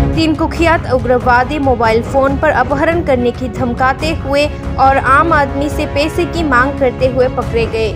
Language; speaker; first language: Hindi; non-native, local second language; Bangla